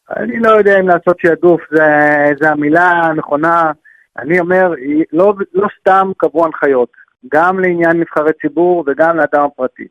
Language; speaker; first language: Hebrew; native; Hebrew